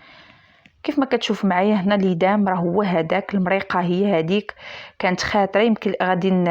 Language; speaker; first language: Arabic; native; Arabic